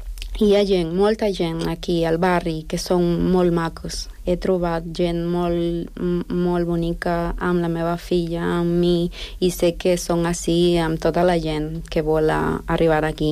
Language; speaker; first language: Catalan; non-native, fluent; Spanish